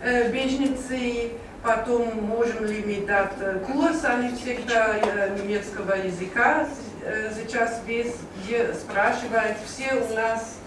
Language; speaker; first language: Russian; non-native, learner; German